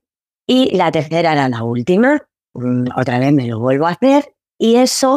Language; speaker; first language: Spanish; early bilingual, other home language; Arabic